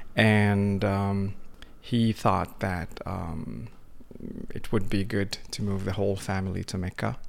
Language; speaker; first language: English; non-native, fluent; Arabic